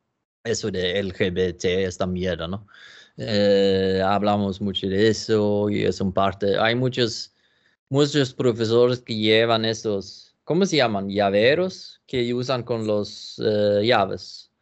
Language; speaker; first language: Spanish; non-native, learner; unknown